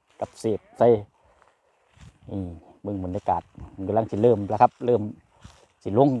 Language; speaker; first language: Thai; non-native, local second language; Northeastern Thai